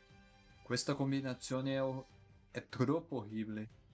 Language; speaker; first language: Italian; non-native, learner; Portuguese